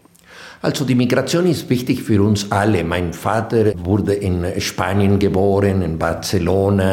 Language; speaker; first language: German; non-native, fluent; Spanish